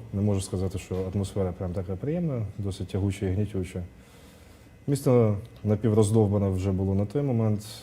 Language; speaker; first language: Ukrainian; non-native, local second language; Russian